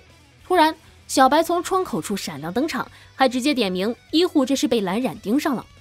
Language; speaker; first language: Chinese; native; Chinese